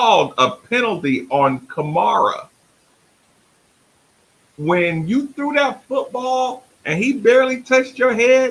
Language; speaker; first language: English; native; English